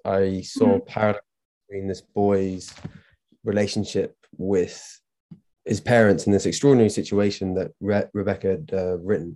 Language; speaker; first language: English; native; English